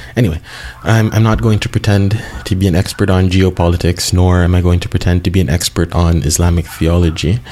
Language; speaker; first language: English; non-native, local second language; Cebuano